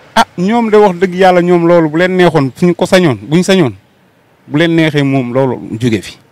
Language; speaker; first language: Wolof; native; Wolof